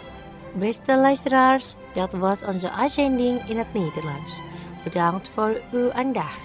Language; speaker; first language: Dutch; non-native, fluent; Indonesian